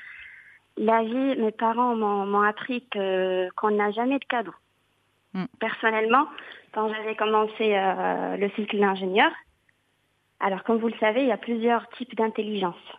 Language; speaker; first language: French; non-native, local second language; Arabic